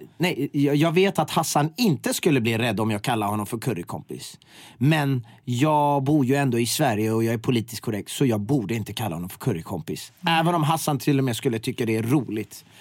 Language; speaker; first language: Swedish; early bilingual, other home language; Persian